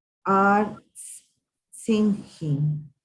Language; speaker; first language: English; non-native, learner; Spanish